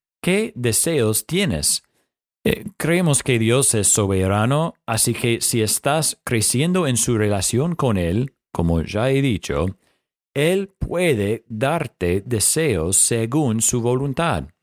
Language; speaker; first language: Spanish; non-native, fluent; English